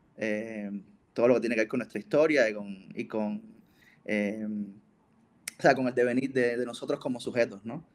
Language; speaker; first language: Spanish; native; Spanish